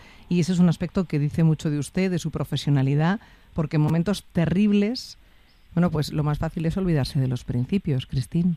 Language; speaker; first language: Spanish; native; Spanish